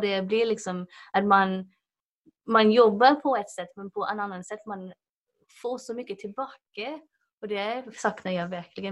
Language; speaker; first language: Swedish; non-native, fluent; English